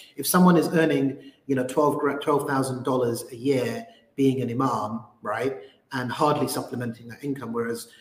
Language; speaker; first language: English; native; English